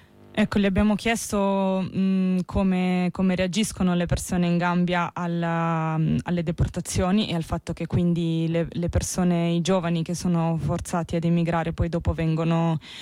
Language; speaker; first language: Italian; native; Italian